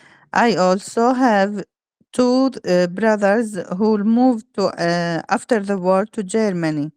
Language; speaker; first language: English; non-native, learner; Arabic